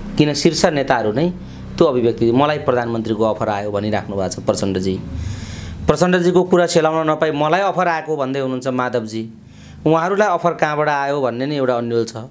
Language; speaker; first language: Nepali; native; Nepali